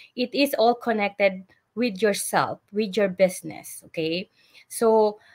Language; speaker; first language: English; non-native, local second language; Filipino